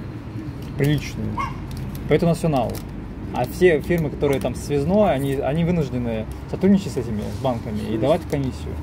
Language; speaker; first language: Russian; native; Russian